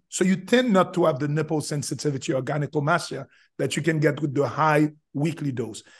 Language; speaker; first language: English; non-native, fluent; Haitian Creole